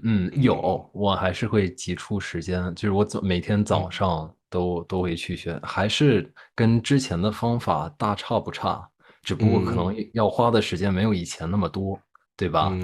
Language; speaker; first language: Chinese; non-native, fluent; English